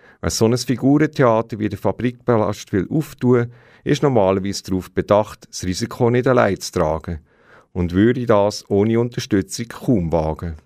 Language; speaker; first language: German; native; German